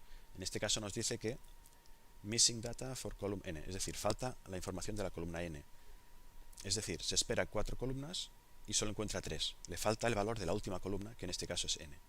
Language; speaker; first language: Spanish; native; Spanish